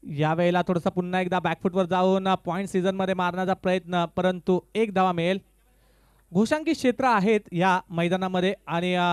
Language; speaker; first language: Marathi; native; Marathi